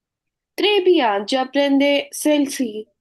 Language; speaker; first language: French; non-native, learner; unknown